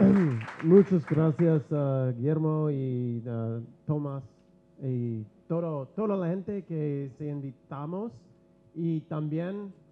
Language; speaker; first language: Spanish; non-native, learner; English